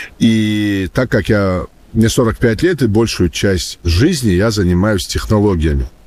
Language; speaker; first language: Russian; native; Russian